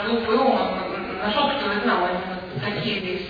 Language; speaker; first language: Russian; native; Russian